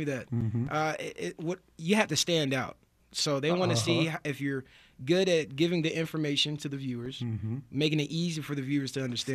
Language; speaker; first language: English; native; English